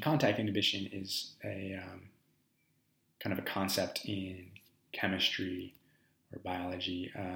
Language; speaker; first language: English; native; English